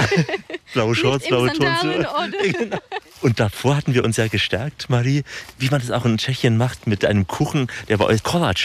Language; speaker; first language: German; native; German